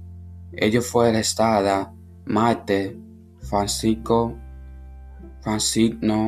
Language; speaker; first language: Spanish; non-native, learner; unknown